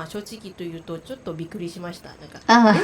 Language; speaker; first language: Japanese; non-native, learner; Thai